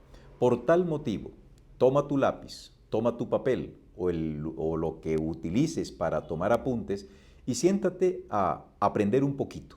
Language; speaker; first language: Spanish; native; Spanish